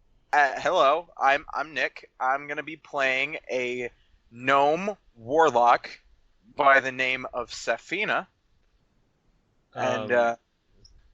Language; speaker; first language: English; native; English